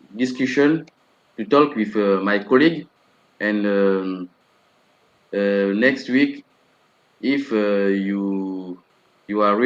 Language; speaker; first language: English; non-native, learner; French